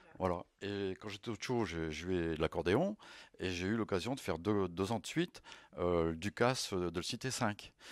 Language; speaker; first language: French; native; French